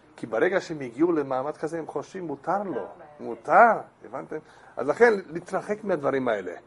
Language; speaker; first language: Hebrew; non-native, fluent; English